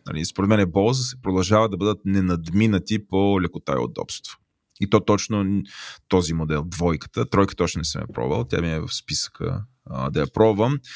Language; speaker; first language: Bulgarian; native; Bulgarian